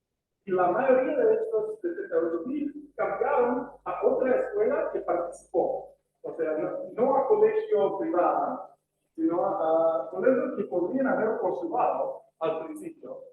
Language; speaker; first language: Spanish; non-native, fluent; English